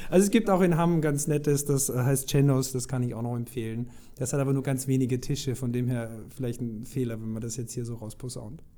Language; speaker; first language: German; native; German